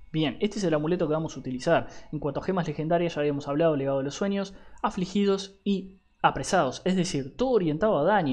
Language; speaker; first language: Spanish; native; Spanish